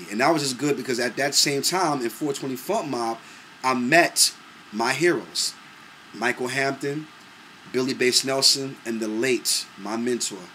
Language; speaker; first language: English; native; English